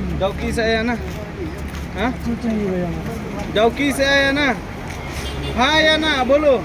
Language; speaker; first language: Hindi; non-native, local second language; Khasi